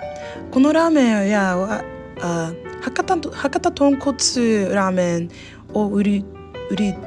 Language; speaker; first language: Japanese; non-native, learner; English